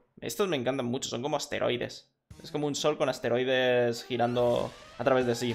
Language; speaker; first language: Spanish; native; Spanish